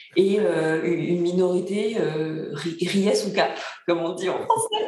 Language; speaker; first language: French; early bilingual, other home language; Bulgarian